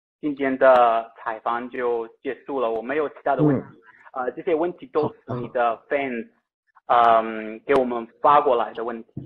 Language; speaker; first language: Chinese; non-native, fluent; Italian